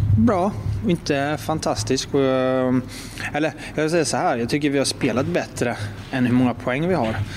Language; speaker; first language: Swedish; native; Swedish